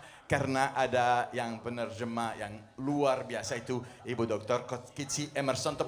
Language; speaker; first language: Indonesian; non-native, fluent; French